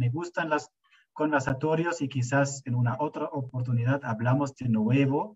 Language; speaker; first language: Spanish; non-native, fluent; German